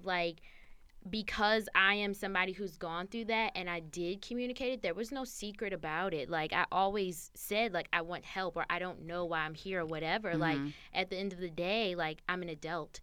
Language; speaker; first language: English; native; English